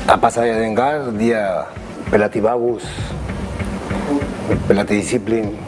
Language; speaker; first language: Indonesian; non-native, local second language; Spanish